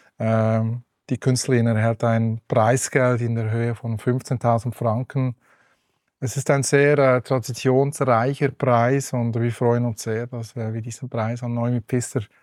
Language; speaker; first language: German; native; German